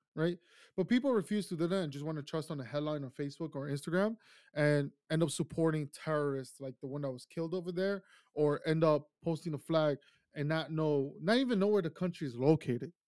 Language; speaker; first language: English; early bilingual, other home language; Spanish